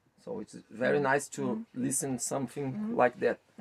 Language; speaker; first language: English; non-native, learner; Portuguese